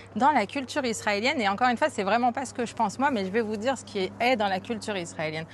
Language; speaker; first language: French; native; French